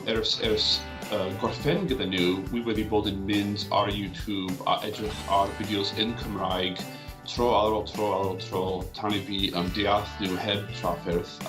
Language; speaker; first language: Welsh; non-native, fluent; English